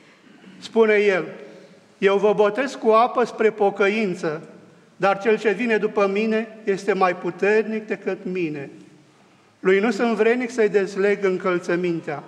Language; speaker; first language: Romanian; native; Romanian